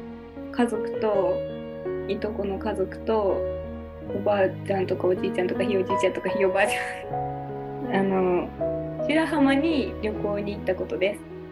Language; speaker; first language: Japanese; native; Japanese